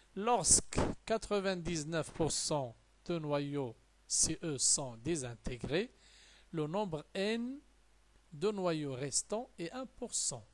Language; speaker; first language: French; non-native, local second language; Arabic